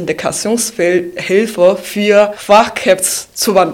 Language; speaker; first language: German; non-native, fluent; Chinese